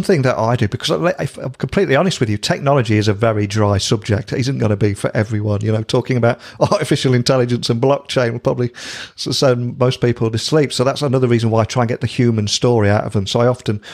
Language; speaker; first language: English; native; English